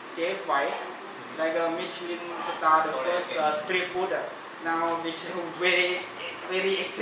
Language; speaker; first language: English; non-native, learner; Thai